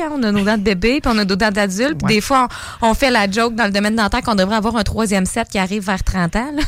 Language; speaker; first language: French; native; French